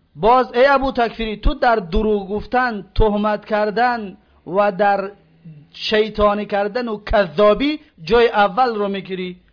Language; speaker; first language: Persian; native; Persian